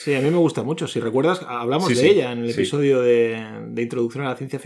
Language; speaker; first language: Spanish; native; Spanish